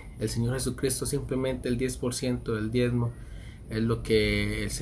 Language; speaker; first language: Spanish; native; Spanish